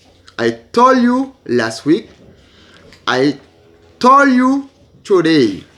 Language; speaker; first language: English; non-native, learner; Haitian Creole